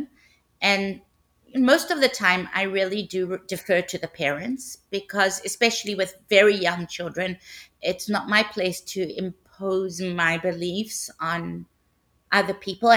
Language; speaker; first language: English; native; English